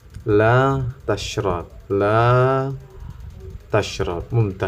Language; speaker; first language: Arabic; non-native, fluent; Indonesian